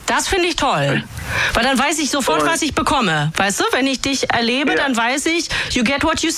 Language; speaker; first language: German; native; German